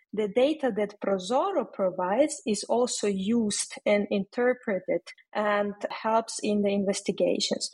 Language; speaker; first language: English; non-native, fluent; Ukrainian